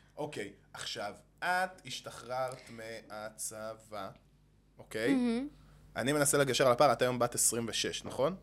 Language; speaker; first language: Hebrew; native; Hebrew